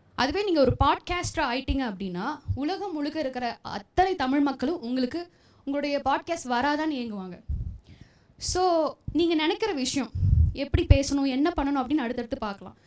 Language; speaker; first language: Tamil; non-native, local second language; Telugu